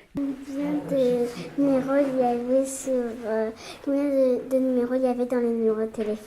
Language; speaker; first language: French; native; French